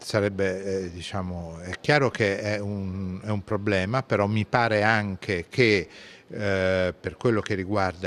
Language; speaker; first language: Italian; native; Italian